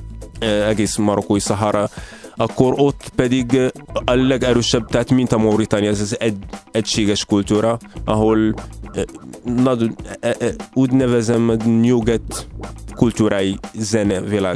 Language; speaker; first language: Hungarian; non-native, learner; Arabic